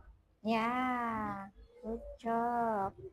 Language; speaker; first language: English; non-native, learner; Indonesian